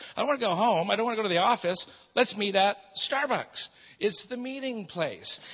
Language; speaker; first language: English; native; English